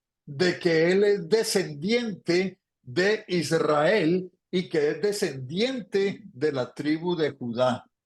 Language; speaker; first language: Spanish; native; Spanish